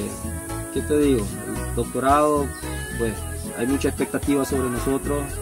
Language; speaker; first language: Spanish; native; Spanish